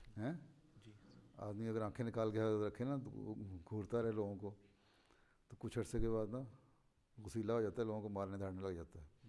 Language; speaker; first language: Urdu; native; Urdu